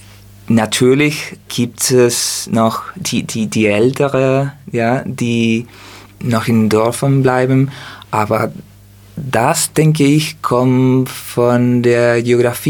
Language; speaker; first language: German; non-native, learner; Spanish